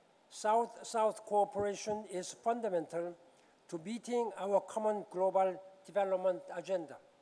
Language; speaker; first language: English; non-native, fluent; Korean